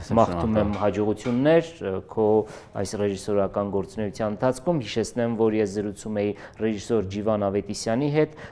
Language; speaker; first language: Armenian; native; Armenian